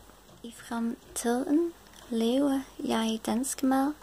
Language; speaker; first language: Danish; non-native, learner; English